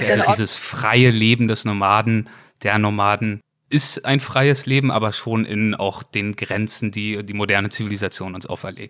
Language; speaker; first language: German; native; German